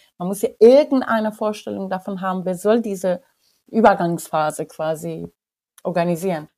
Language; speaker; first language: German; non-native, fluent; Persian